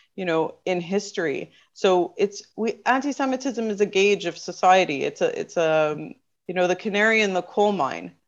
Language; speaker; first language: English; native; English